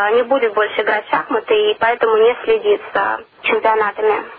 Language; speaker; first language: Russian; native; Russian